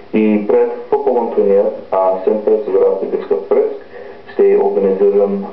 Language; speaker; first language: Bulgarian; non-native, learner; English